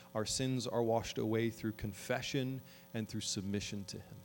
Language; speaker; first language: English; native; English